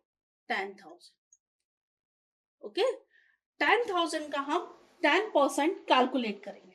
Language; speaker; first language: Hindi; native; Hindi